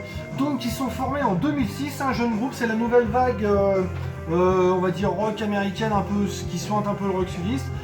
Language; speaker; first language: French; native; French